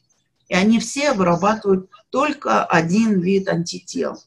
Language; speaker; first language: Russian; native; Russian